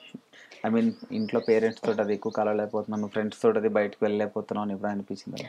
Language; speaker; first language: Telugu; native; Telugu